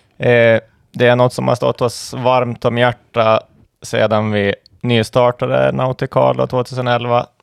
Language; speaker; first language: Swedish; native; Swedish